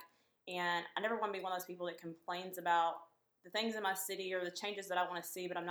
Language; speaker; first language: English; native; English